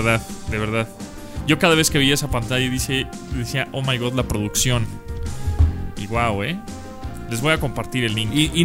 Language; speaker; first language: Spanish; native; Spanish